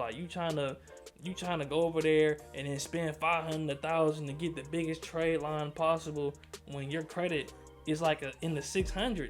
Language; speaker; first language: English; native; English